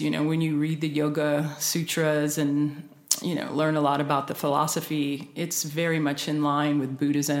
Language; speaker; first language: English; native; English